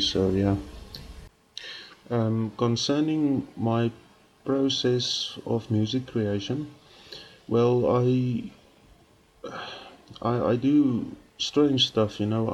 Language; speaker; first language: English; non-native, local second language; Afrikaans